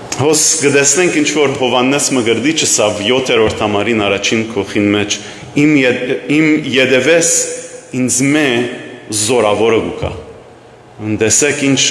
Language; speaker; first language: Armenian; early bilingual, heritage; Armenian